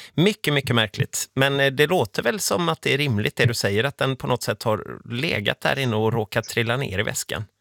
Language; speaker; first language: Swedish; native; Swedish